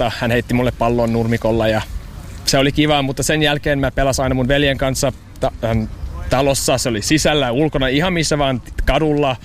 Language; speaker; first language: Finnish; non-native, learner; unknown